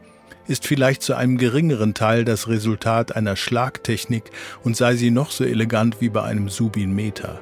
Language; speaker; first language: German; native; German